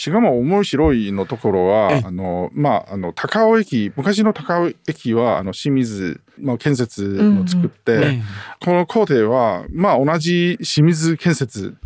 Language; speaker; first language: Japanese; non-native, learner; Chinese